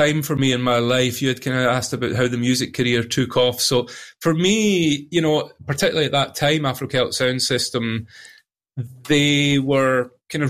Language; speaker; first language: English; native; English